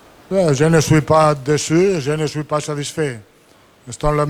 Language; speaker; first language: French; non-native, learner; Portuguese